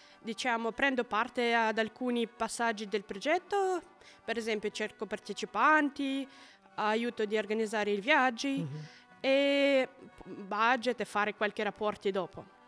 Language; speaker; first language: Italian; non-native, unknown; Russian